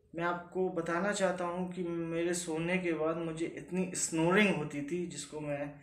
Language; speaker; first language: Hindi; native; Hindi